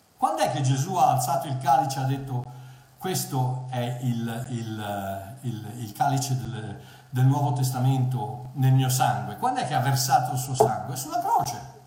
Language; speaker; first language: Italian; early bilingual, heritage; Italian